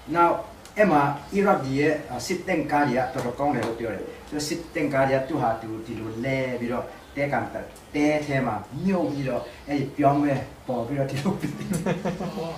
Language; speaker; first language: Burmese; non-native, local second language; Tedim Chin